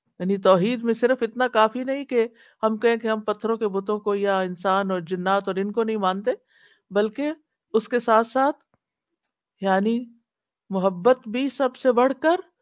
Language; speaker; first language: Urdu; native; Urdu